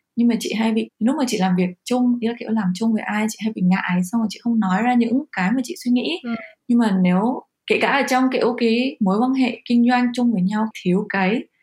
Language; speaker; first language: Vietnamese; early bilingual, heritage; Vietnamese